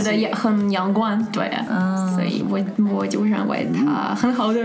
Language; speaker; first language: Chinese; non-native, fluent; Russian